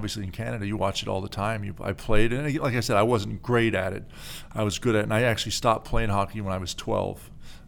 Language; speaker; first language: English; native; English